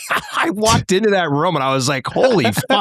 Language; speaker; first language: English; native; English